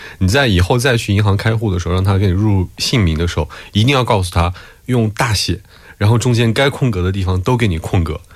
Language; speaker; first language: Chinese; native; Chinese